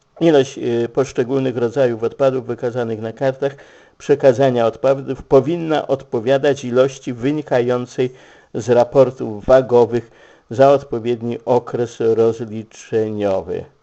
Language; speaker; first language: Polish; native; Polish